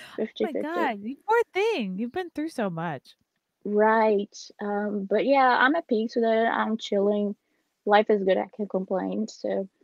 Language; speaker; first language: English; non-native, fluent; Portuguese